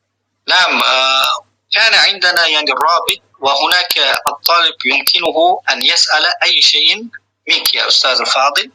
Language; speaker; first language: Arabic; non-native, fluent; Uzbek